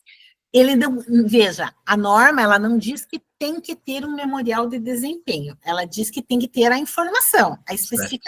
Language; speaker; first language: Portuguese; native; Portuguese